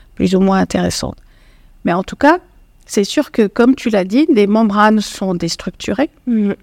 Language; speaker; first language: French; non-native, local second language; Arabic